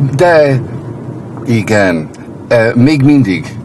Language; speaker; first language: Hungarian; non-native, learner; English